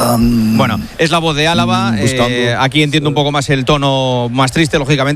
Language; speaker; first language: Spanish; native; Spanish